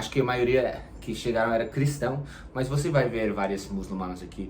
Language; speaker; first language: Portuguese; non-native, fluent; English